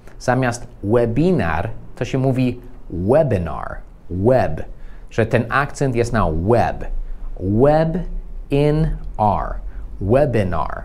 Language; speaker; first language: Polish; non-native, fluent; English